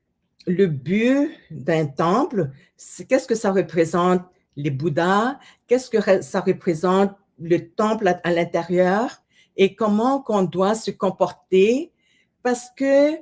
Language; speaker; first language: French; non-native, fluent; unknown